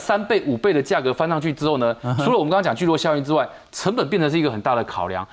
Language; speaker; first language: Chinese; native; Chinese